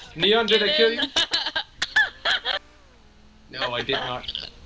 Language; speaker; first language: English; non-native, fluent; Dutch